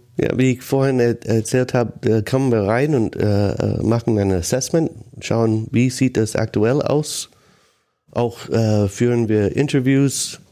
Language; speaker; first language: German; non-native, fluent; English